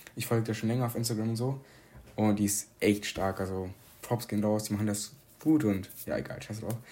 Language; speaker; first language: German; early bilingual, other home language; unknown